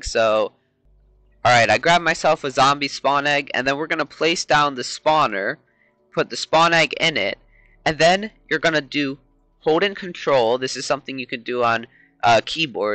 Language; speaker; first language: English; native; English